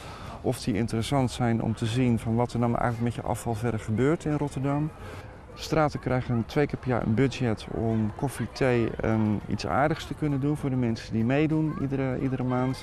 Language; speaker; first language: Dutch; native; Dutch